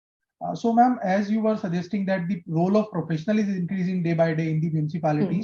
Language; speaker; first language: English; non-native, local second language; Hindi